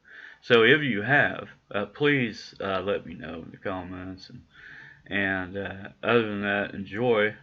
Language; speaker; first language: English; native; English